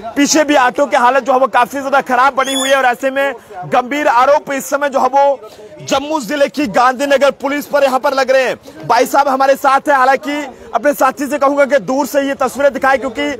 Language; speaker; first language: Hindi; native; Hindi